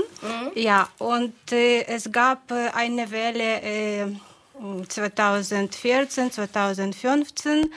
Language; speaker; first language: German; non-native, fluent; Ukrainian